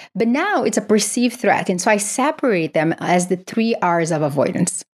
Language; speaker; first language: English; non-native, fluent; Portuguese